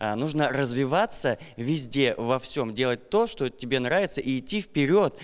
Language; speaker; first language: Russian; native; Russian